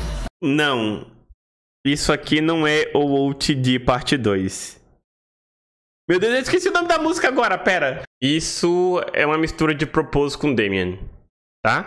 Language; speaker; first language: Portuguese; native; Portuguese